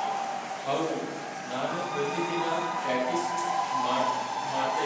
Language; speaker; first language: Kannada; non-native, learner; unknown